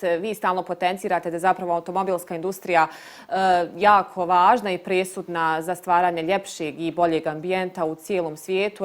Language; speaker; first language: Bosnian; native; Bosnian